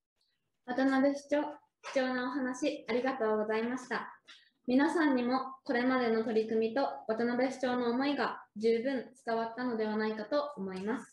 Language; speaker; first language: Japanese; native; Japanese